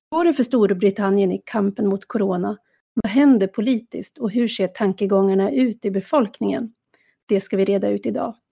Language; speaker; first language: Swedish; native; Swedish